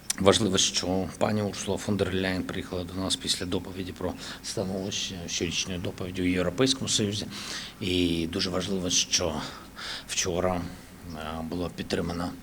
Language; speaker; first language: Ukrainian; native; Ukrainian